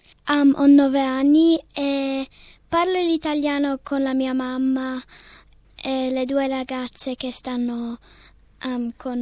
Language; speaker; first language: Italian; early bilingual, heritage; Italian